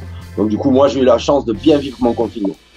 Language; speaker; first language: French; native; French